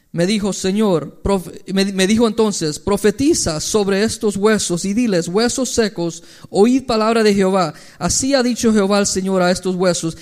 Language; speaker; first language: Spanish; early bilingual, heritage; Spanish